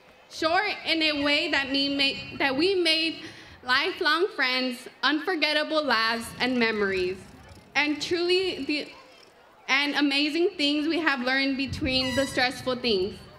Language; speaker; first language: English; early bilingual, other home language; Spanish